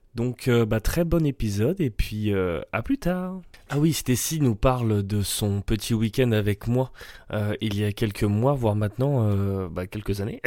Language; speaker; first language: French; early bilingual, other home language; Portuguese